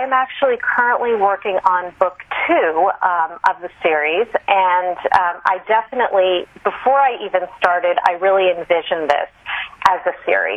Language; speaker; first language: English; native; English